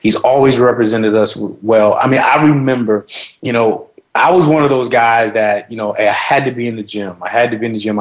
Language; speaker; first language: English; native; English